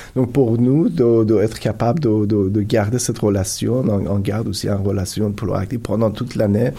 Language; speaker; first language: French; non-native, fluent; Persian